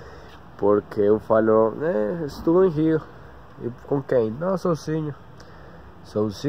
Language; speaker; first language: Portuguese; non-native, learner; Spanish